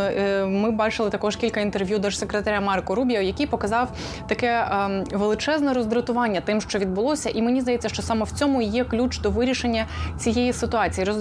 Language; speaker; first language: Ukrainian; native; Ukrainian